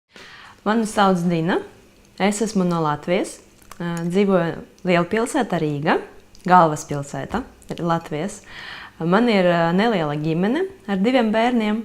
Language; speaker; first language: Latvian; non-native, local second language; Russian